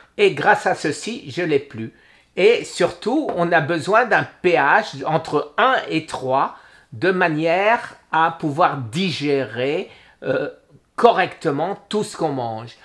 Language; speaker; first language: French; native; French